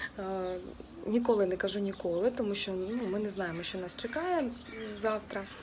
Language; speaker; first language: Ukrainian; native; Ukrainian